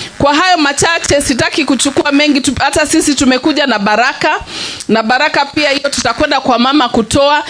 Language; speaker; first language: Swahili; native; Swahili